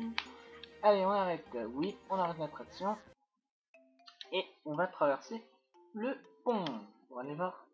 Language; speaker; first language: French; native; French